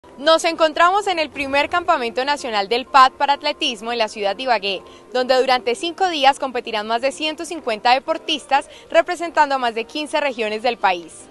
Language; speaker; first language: Spanish; native; Spanish